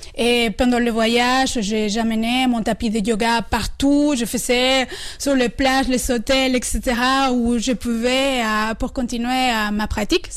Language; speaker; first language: French; non-native, fluent; Spanish